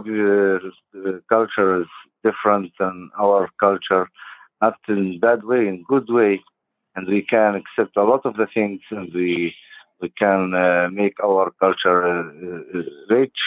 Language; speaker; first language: English; non-native, learner; Arabic